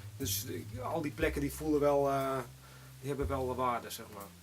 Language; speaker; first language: Dutch; non-native, local second language; Western Frisian